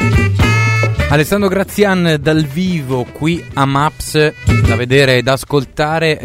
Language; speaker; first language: Italian; native; Italian